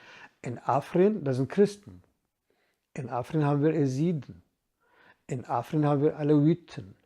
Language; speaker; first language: German; non-native, fluent; Kurdish